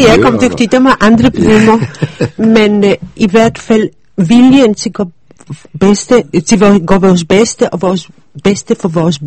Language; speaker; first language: Danish; early bilingual, other home language; Polish